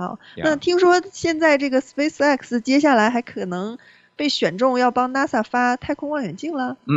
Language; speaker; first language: Chinese; native; Chinese